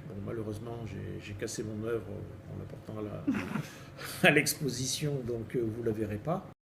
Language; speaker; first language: French; native; French